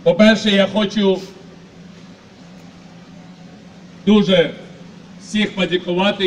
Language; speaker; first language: Ukrainian; non-native, fluent; Georgian